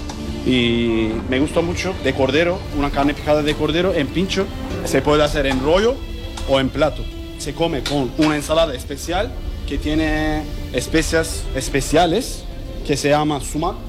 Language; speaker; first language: Spanish; non-native, learner; Turkish